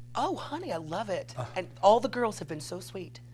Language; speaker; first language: English; native; English